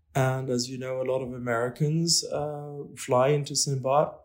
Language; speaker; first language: English; non-native, fluent; Swedish